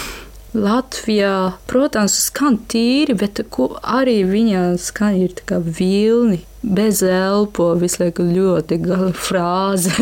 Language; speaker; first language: Latvian; non-native, learner; Japanese